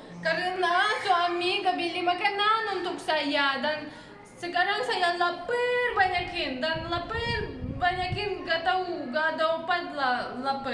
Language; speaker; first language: Indonesian; non-native, learner; Russian